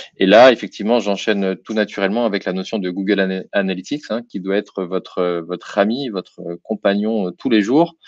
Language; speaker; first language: French; native; French